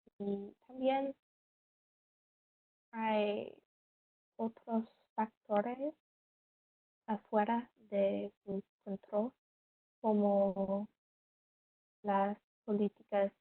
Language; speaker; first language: Spanish; non-native, learner; English